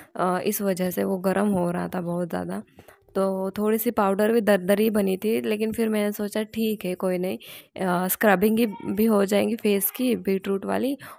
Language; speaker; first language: Hindi; non-native, local second language; Marathi